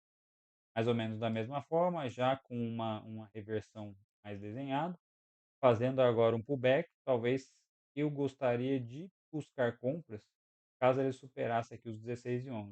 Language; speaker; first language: Portuguese; native; Portuguese